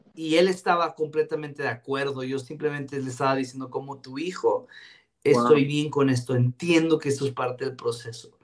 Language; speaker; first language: Spanish; native; Spanish